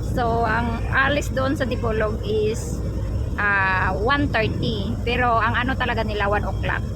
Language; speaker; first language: Filipino; non-native, local second language; Cebuano